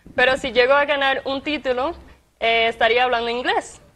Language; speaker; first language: Spanish; native; Spanish